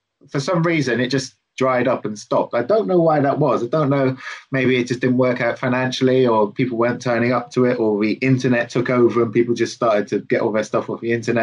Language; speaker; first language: English; native; English